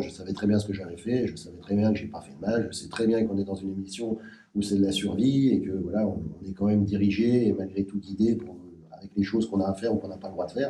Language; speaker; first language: French; native; French